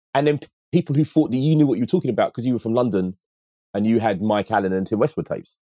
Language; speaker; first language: English; early bilingual, other home language; Akan